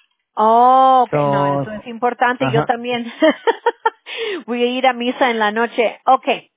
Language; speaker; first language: Spanish; early bilingual, heritage; Spanish